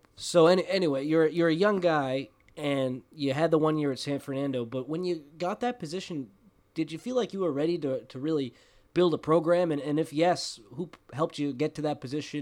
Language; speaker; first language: English; native; English